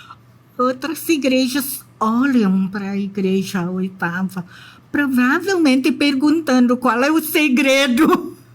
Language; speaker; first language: Portuguese; non-native, fluent; Indonesian